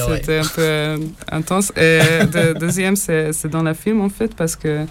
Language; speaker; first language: French; non-native, learner; Hungarian